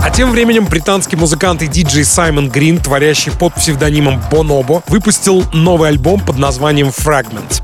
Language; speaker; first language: Russian; native; Russian